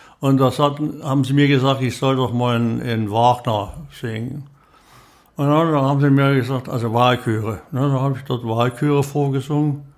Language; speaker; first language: German; native; German